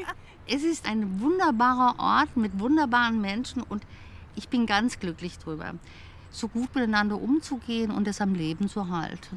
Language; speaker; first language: German; native; German